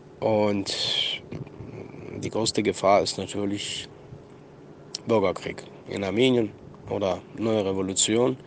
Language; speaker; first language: German; non-native, fluent; Armenian